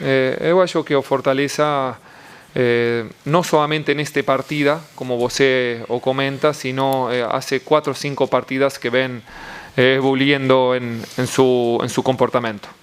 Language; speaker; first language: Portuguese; non-native, learner; Spanish